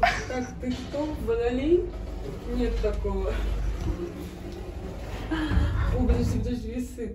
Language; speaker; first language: Russian; native; Russian